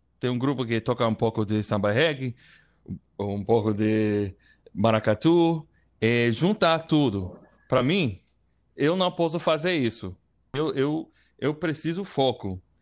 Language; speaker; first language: Portuguese; non-native, learner; English